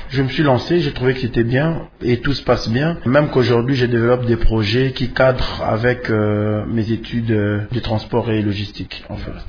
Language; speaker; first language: French; non-native, local second language; Lingala